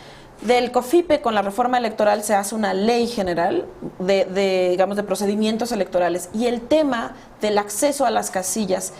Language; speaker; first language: Spanish; native; Spanish